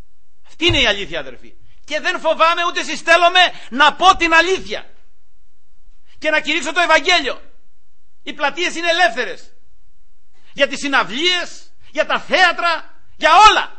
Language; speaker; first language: Greek; native; Greek